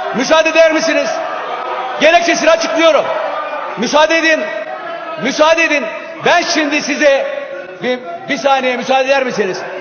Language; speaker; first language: Turkish; non-native, local second language; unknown